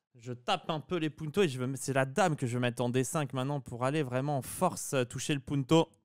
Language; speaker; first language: French; native; French